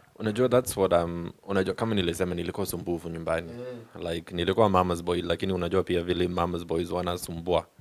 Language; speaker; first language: Swahili; non-native, fluent; English